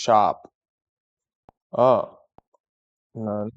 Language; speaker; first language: English; non-native, learner; Korean